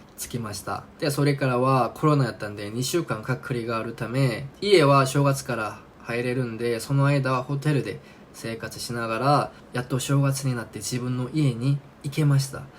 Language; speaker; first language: Japanese; non-native, fluent; Korean